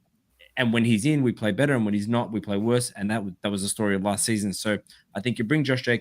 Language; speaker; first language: English; native; English